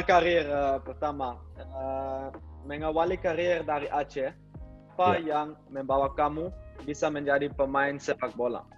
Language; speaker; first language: Indonesian; non-native, learner; Dutch